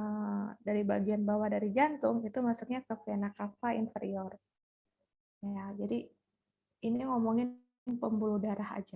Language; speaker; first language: Indonesian; native; Indonesian